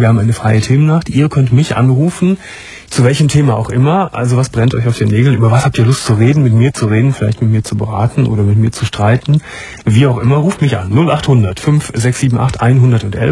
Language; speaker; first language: German; native; German